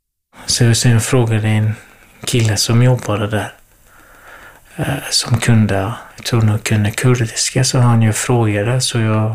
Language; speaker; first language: Swedish; non-native, fluent; Kurdish